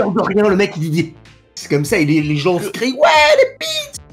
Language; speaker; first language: French; native; French